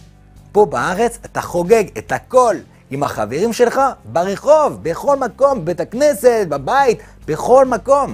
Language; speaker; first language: Hebrew; non-native, fluent; French